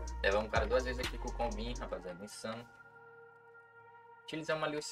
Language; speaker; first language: Portuguese; native; Portuguese